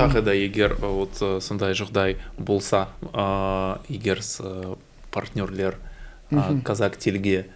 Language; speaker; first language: Kazakh; non-native, learner; Russian